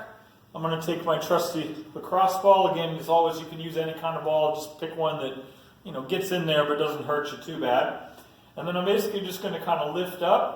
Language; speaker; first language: English; native; English